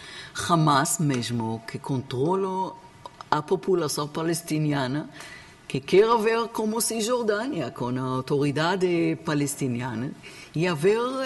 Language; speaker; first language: Portuguese; non-native, learner; Hebrew